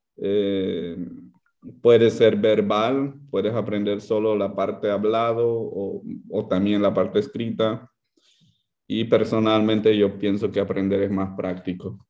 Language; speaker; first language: Spanish; native; Spanish